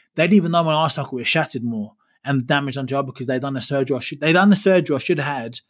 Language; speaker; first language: English; native; English